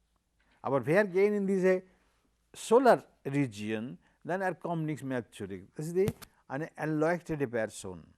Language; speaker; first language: German; non-native, learner; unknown